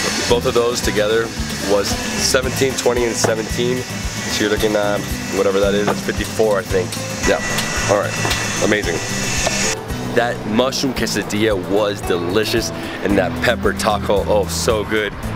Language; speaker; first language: English; early bilingual, other home language; Spanish